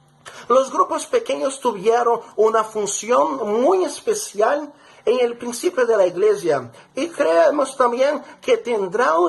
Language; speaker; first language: Spanish; non-native, fluent; Portuguese